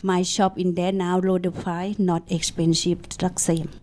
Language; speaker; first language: English; non-native, learner; Thai